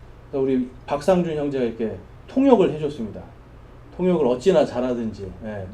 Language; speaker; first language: Korean; native; Korean